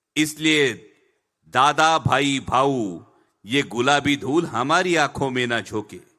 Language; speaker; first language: Hindi; non-native, local second language; Marathi